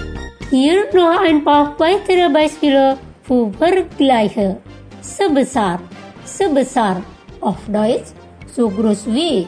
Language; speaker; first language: German; non-native, fluent; Indonesian